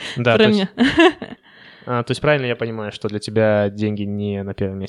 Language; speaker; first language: Russian; native; Russian